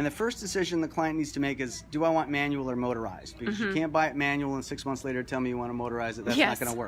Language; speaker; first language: English; native; English